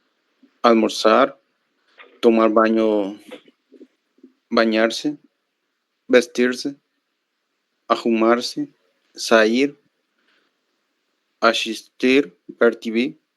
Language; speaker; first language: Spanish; non-native, learner; Portuguese